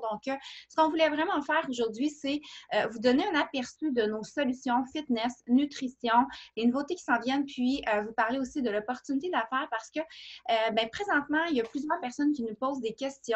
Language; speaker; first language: French; native; French